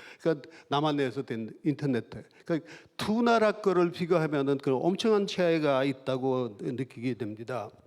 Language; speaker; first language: Korean; non-native, fluent; Russian